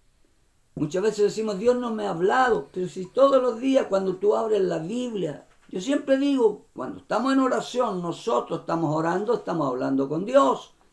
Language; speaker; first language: Spanish; native; Spanish